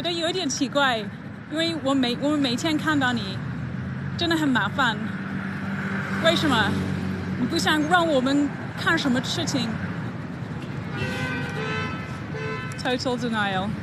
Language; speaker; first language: Chinese; non-native, learner; English